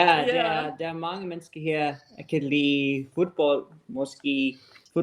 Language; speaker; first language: Danish; non-native, learner; English